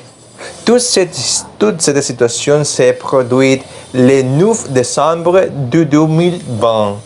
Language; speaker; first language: French; non-native, learner; Spanish